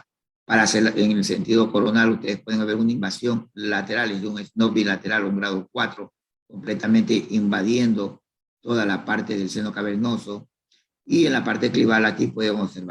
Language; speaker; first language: Spanish; native; Spanish